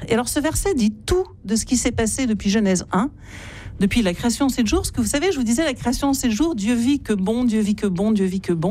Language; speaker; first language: French; native; French